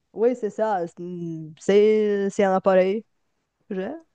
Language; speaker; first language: French; non-native, fluent; Bulgarian